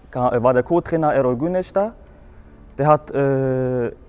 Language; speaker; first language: German; native; German